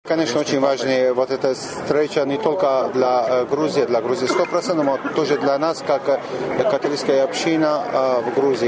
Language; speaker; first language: Russian; non-native, learner; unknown